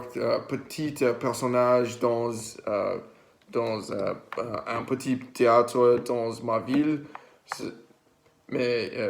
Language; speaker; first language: French; non-native, learner; English